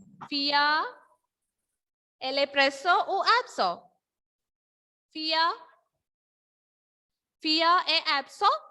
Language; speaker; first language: French; non-native, fluent; Malayalam